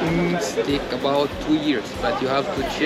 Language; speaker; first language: English; non-native, learner; Arabic